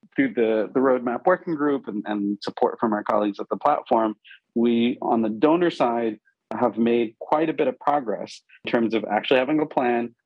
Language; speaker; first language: English; non-native, local second language; Urdu